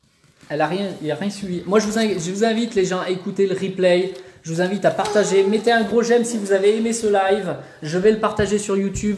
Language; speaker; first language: French; native; French